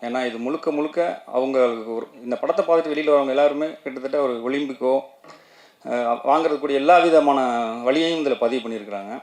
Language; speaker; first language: Tamil; native; Tamil